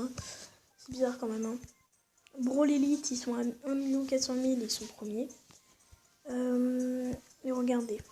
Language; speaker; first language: French; native; French